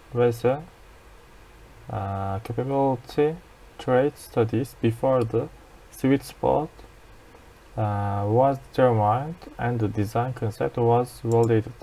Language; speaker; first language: English; non-native, fluent; Turkish